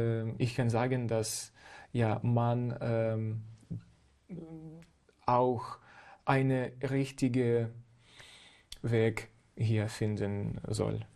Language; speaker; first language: German; non-native, fluent; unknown